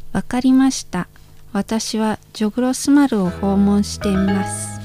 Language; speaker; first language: Japanese; non-native, fluent; Indonesian